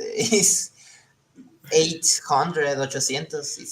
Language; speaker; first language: English; non-native, learner; Spanish